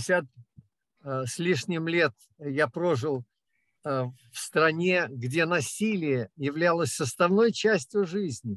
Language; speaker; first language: Russian; native; Russian